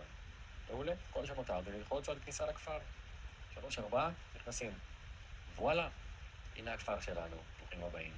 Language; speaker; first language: Hebrew; native; Hebrew